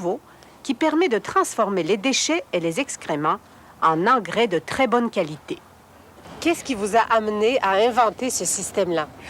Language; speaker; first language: French; native; French